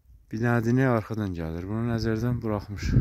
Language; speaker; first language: Azerbaijani; native; Azerbaijani